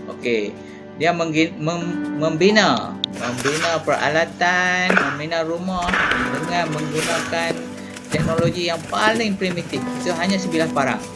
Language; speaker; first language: Malay; native; Malay